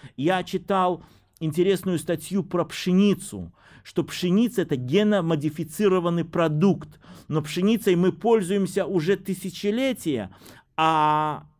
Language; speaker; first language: Russian; native; Russian